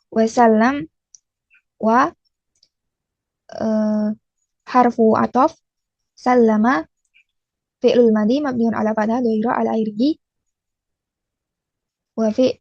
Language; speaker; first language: Arabic; non-native, learner; Indonesian